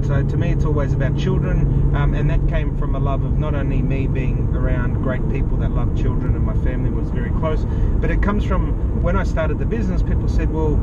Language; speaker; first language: English; native; English